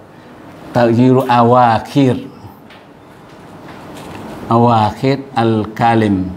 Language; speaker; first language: Arabic; non-native, fluent; Western Cham